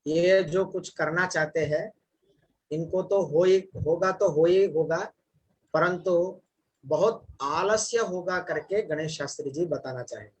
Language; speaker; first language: Hindi; non-native, local second language; Kannada